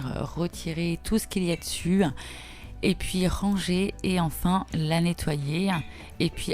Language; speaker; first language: French; native; French